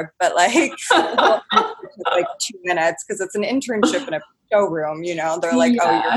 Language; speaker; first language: English; native; English